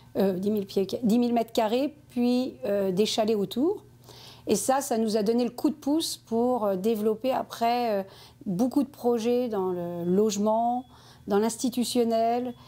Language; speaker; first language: French; native; French